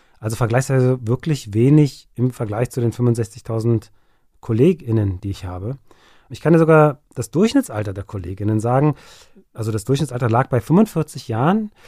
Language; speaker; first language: German; native; German